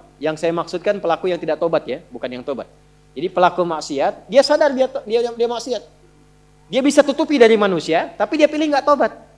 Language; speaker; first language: Indonesian; native; Indonesian